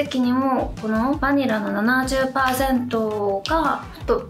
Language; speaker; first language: Japanese; non-native, fluent; Korean